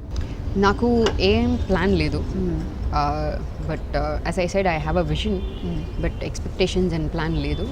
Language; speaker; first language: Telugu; non-native, learner; Tamil